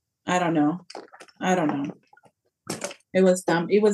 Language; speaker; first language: English; early bilingual, other home language; Spanish